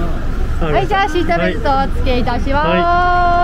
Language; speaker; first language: Japanese; native; Japanese